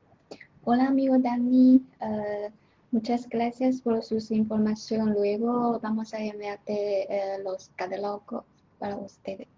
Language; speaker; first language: Spanish; non-native, learner; Chinese